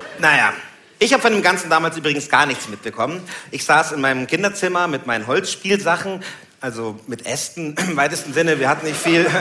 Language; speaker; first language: German; native; German